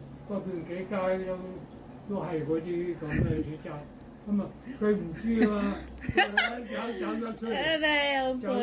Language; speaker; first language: Cantonese; non-native, fluent; Indonesian